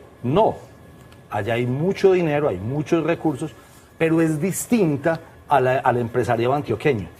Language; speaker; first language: Spanish; native; Spanish